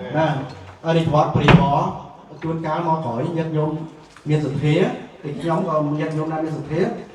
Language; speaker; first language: Khmer; native; Khmer